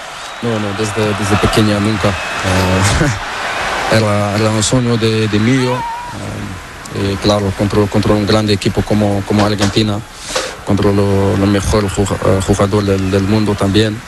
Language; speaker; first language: Spanish; non-native, learner; Portuguese